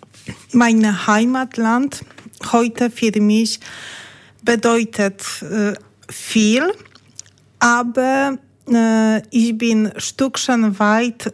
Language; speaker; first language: German; non-native, learner; Polish